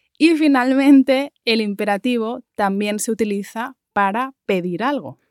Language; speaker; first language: Spanish; native; Spanish